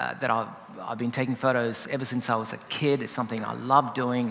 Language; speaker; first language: English; native; English